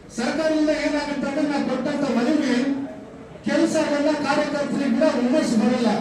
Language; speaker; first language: Kannada; native; Kannada